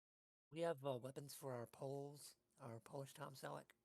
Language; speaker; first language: English; native; English